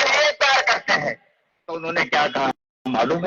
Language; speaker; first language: Hindi; non-native, local second language; Marathi